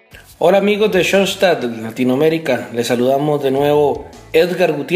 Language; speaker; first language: Spanish; native; Spanish